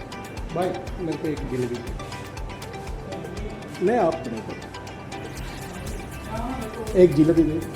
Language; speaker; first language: Hindi; non-native, local second language; Sinhala